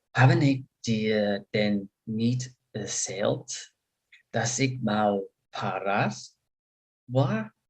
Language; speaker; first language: German; non-native, learner; English